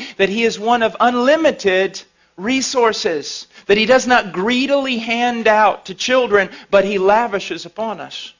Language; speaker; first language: English; native; English